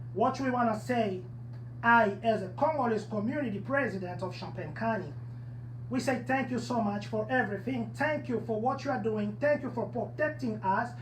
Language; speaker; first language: English; non-native, learner; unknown